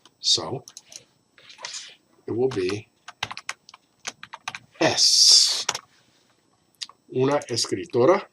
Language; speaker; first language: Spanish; non-native, fluent; English